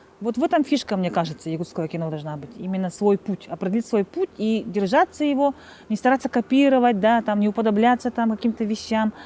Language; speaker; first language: Russian; non-native, local second language; Yakut